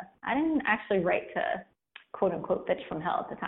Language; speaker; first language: English; native; English